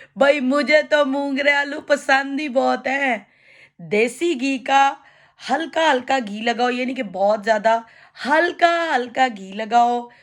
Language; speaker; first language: Urdu; non-native, local second language; Punjabi